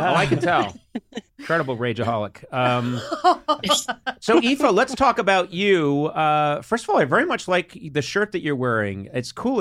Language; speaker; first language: English; native; English